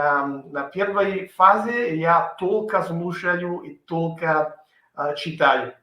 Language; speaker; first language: Russian; non-native, learner; Italian